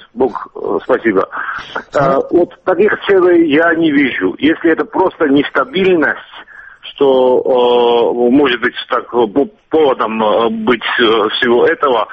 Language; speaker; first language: Russian; non-native, fluent; Georgian